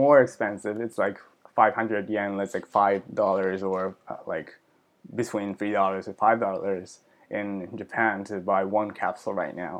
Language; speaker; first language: English; early bilingual, other home language; Japanese